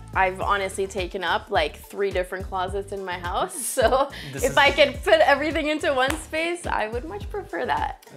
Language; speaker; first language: English; native; English